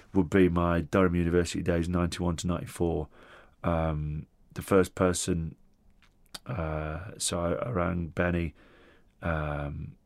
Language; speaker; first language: English; non-native, local second language; Italian